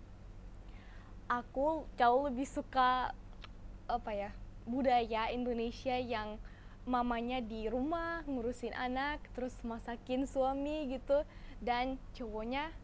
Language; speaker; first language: Indonesian; non-native, fluent; German